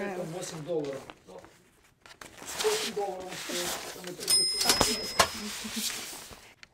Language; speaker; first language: Russian; native; Russian